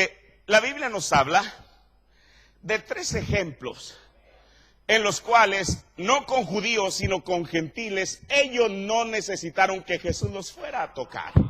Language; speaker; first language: Spanish; native; Spanish